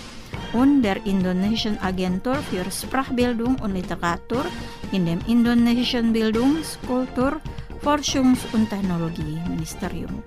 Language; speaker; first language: German; non-native, fluent; Indonesian